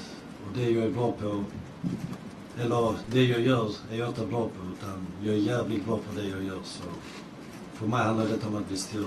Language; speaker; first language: Swedish; early bilingual, other home language; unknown